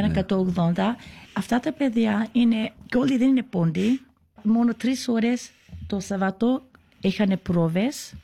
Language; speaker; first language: Greek; early bilingual, heritage; Greek